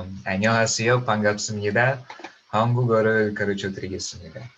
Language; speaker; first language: Korean; non-native, fluent; Russian